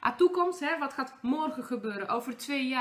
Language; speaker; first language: Dutch; non-native, fluent; Polish